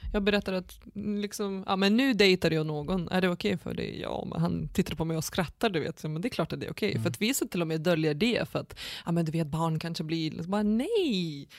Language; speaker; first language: Swedish; non-native, fluent; Lithuanian